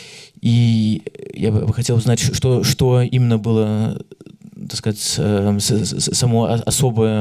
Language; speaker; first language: Russian; early bilingual, heritage; Russian